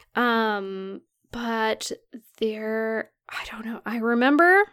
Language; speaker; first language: English; early bilingual, other home language; Ukrainian